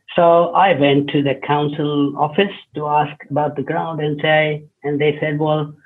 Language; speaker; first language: English; non-native, local second language; Hindi